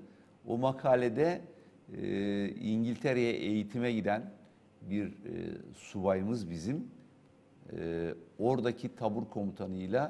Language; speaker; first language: Turkish; native; Turkish